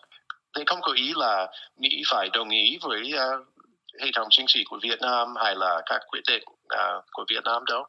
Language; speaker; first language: Vietnamese; non-native, fluent; English